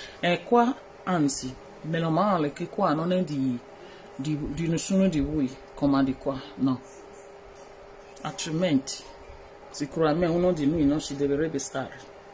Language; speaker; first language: Italian; non-native, learner; Bini